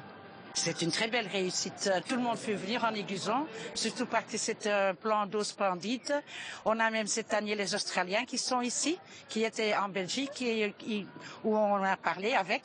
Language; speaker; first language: French; non-native, local second language; Dutch